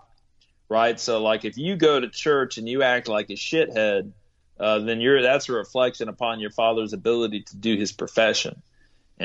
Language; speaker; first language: English; native; English